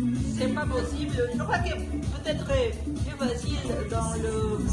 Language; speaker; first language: French; non-native, learner; Spanish